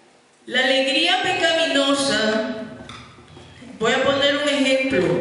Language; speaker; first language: Spanish; native; Spanish